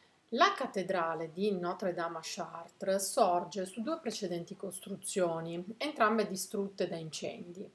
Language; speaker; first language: Italian; native; Italian